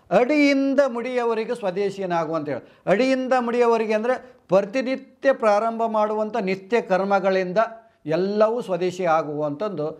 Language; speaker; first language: Kannada; non-native, local second language; Telugu